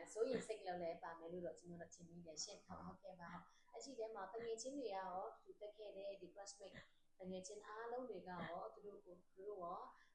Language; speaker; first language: Burmese; native; Burmese